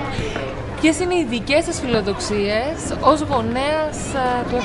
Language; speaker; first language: Greek; native; Greek